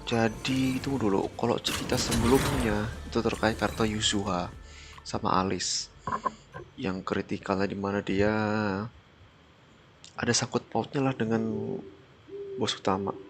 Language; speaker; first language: Indonesian; native; Indonesian